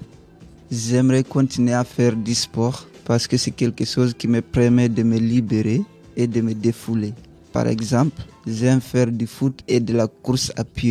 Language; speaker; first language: French; non-native, learner; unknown